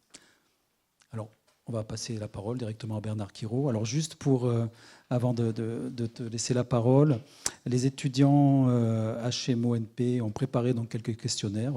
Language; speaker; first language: French; native; French